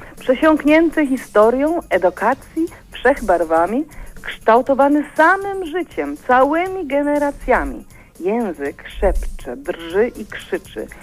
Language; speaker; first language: Polish; native; Polish